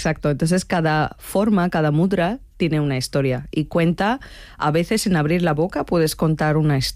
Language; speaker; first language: Spanish; non-native, fluent; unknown